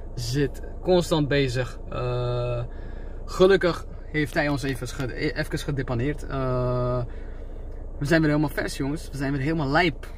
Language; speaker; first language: Dutch; early bilingual, other home language; Turkish